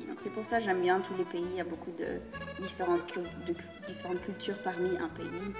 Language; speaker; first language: French; early bilingual, heritage; French